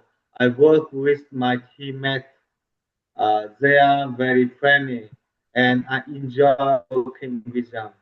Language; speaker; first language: English; non-native, learner; Vietnamese